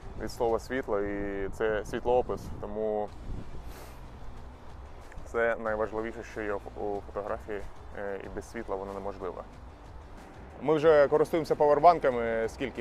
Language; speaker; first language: Ukrainian; non-native, local second language; Russian